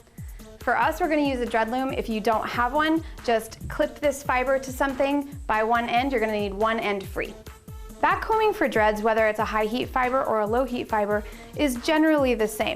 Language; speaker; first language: English; native; English